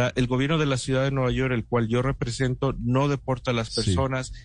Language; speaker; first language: Spanish; early bilingual, heritage; Spanish